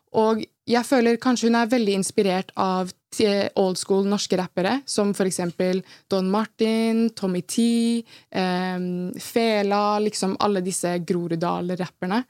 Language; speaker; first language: Norwegian; early bilingual, other home language; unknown